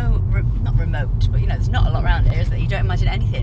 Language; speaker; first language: English; native; English